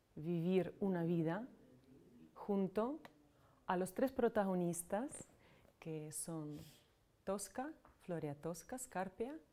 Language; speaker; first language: Spanish; non-native, fluent; Ukrainian